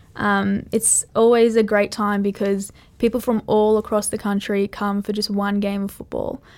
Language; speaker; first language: English; native; English